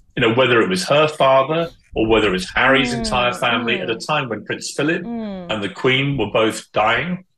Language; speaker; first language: English; native; English